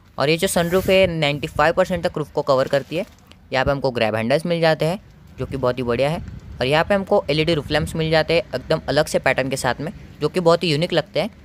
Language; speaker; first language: Hindi; non-native, local second language; Marathi